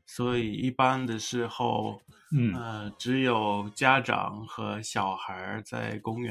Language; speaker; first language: Chinese; early bilingual, heritage; Chinese